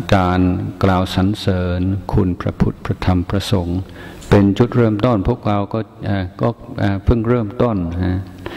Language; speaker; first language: Thai; non-native, fluent; English